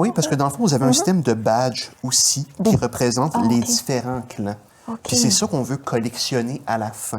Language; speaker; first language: French; native; French